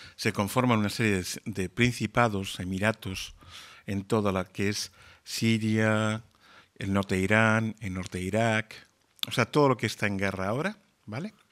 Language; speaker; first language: Spanish; native; Spanish